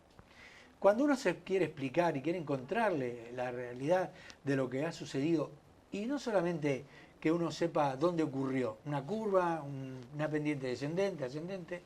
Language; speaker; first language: Spanish; native; Spanish